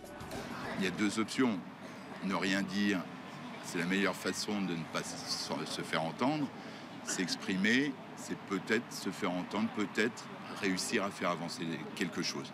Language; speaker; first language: French; native; French